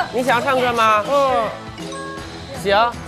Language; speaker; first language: Chinese; native; Chinese